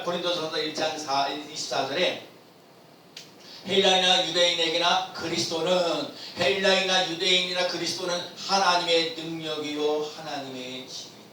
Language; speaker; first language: Korean; native; Korean